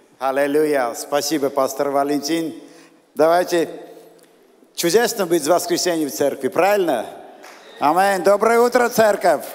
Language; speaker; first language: Russian; non-native, local second language; Armenian